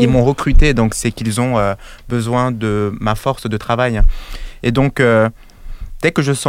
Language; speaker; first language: English; non-native, fluent; French